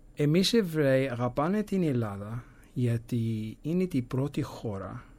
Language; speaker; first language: Greek; early bilingual, heritage; English